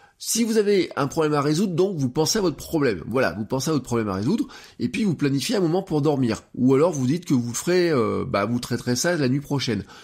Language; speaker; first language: French; native; French